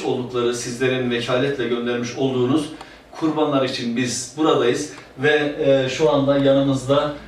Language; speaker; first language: Turkish; native; Turkish